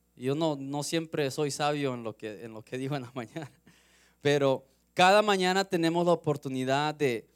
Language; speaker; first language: Spanish; early bilingual, heritage; Spanish